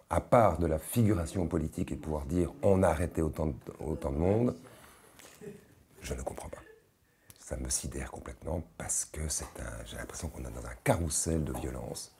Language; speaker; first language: French; native; French